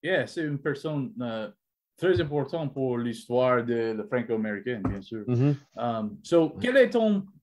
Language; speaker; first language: French; non-native, learner; English